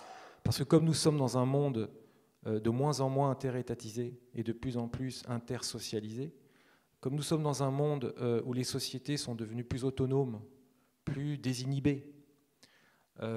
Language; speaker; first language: French; native; French